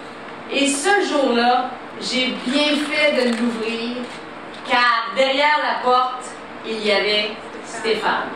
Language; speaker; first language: French; native; French